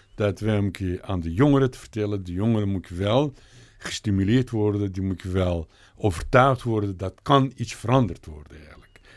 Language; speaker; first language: Dutch; non-native, learner; Turkish